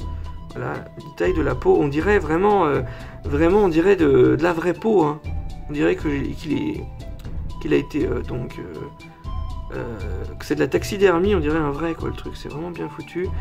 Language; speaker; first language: French; native; French